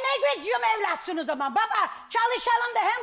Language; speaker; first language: Turkish; native; Turkish